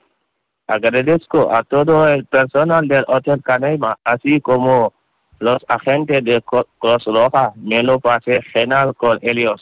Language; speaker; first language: Spanish; non-native, learner; Wolof